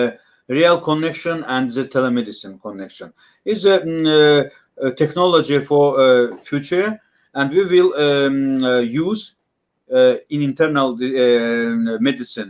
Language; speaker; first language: English; non-native, learner; Russian